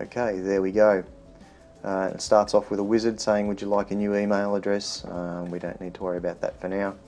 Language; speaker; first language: English; native; English